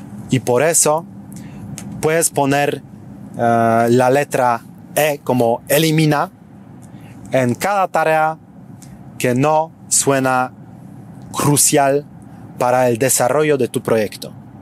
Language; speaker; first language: Spanish; non-native, fluent; Polish